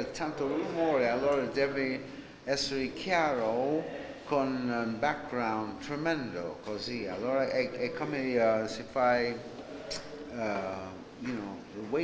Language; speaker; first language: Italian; non-native, learner; English